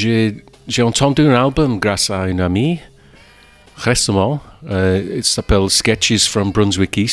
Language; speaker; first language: French; non-native, fluent; English